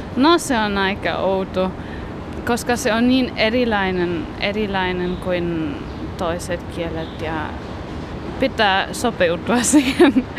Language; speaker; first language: Finnish; non-native, learner; German